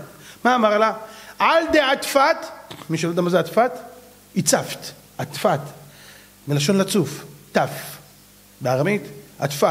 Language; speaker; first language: Hebrew; native; Hebrew